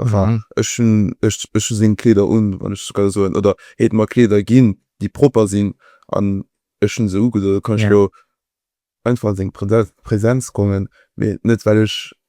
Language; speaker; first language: German; non-native, local second language; Luxembourgish